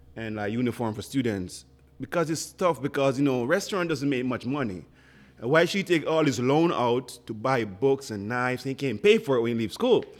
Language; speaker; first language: English; non-native, local second language; Jamaican Creole English